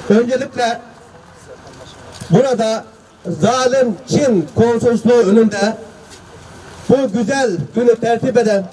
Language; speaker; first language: Turkish; non-native, fluent; Uyghur